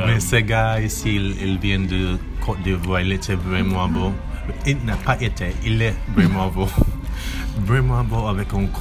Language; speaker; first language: French; non-native, learner; English